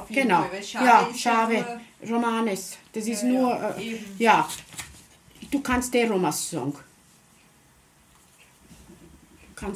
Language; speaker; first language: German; non-native, local second language; Romany